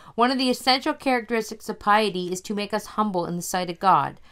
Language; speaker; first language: English; native; English